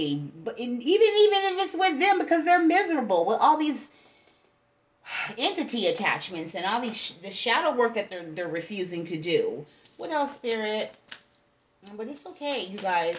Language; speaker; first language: English; native; English